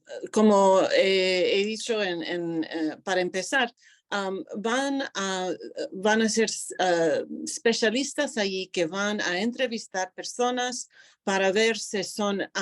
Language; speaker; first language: Spanish; non-native, fluent; English